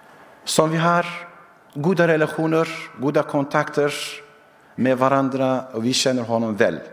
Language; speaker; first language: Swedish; non-native, fluent; Syriac